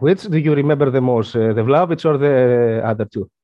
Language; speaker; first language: English; non-native, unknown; Greek